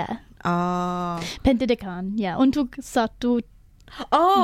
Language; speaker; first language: Indonesian; non-native, learner; English